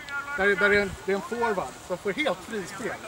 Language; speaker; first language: Swedish; native; Swedish